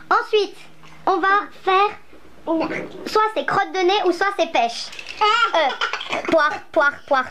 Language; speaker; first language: French; native; French